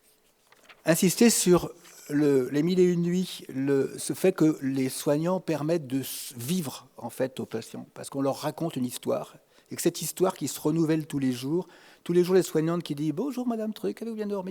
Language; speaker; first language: French; native; French